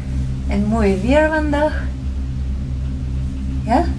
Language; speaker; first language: Dutch; non-native, learner; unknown